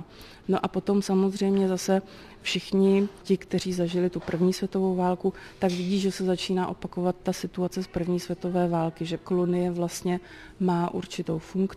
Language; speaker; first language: Czech; native; Czech